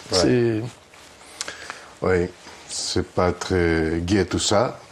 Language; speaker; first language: French; non-native, fluent; Greek